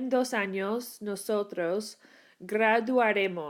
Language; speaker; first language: Spanish; non-native, learner; English